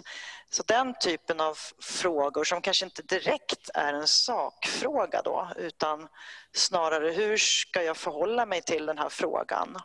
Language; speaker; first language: Swedish; native; Swedish